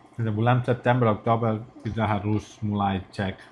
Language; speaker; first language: Indonesian; non-native, learner; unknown